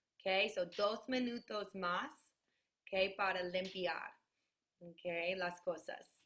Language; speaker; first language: Spanish; non-native, learner; English